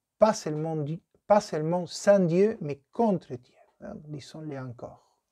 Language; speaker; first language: French; non-native, fluent; Spanish